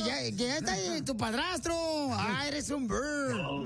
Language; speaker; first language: Spanish; native; Spanish